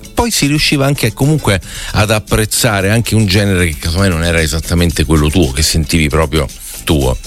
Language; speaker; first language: Italian; native; Italian